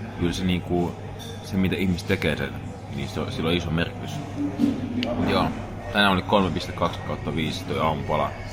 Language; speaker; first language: Finnish; early bilingual, other home language; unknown